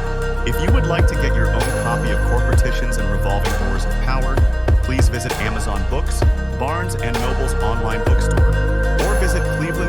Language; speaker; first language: English; native; English